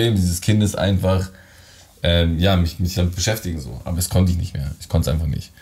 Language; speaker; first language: German; native; German